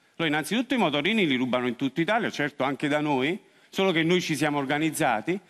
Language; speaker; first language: Italian; native; Italian